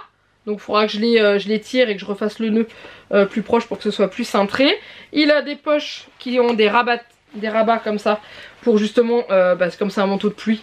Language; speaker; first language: French; native; French